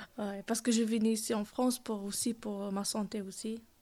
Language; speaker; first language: French; non-native, learner; Arabic